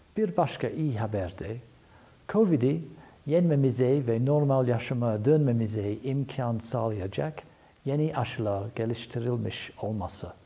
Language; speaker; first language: Turkish; non-native, fluent; English